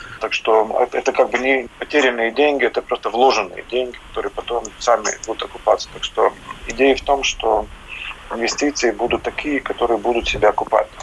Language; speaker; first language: Russian; non-native, local second language; Latvian